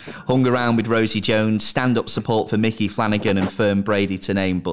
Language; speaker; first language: English; native; English